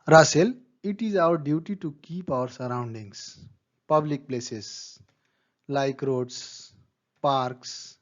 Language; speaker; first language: English; non-native, local second language; Hindi